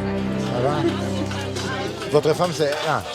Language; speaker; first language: French; non-native, learner; Hebrew